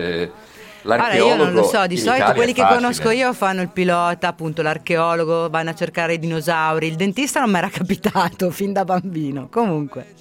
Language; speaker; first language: Italian; native; Italian